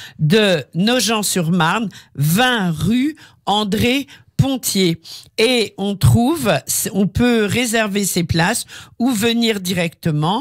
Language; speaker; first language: French; native; French